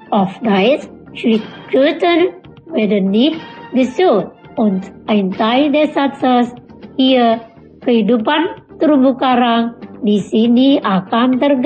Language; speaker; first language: German; non-native, learner; Indonesian